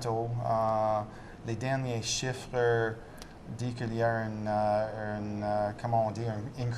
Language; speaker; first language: French; non-native, local second language; English